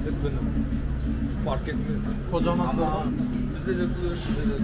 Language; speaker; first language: Turkish; non-native, learner; Kyrgyz